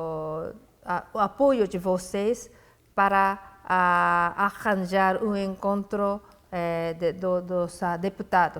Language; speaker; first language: Portuguese; non-native, fluent; Japanese